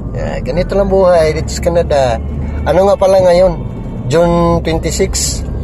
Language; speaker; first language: Filipino; non-native, local second language; Cebuano